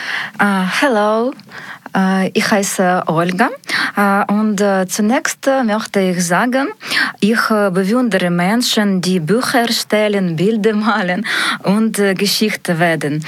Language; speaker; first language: German; non-native, learner; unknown